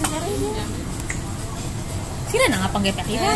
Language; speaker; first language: Indonesian; native; Indonesian